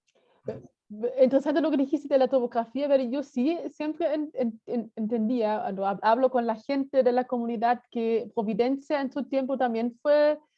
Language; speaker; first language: Spanish; non-native, fluent; German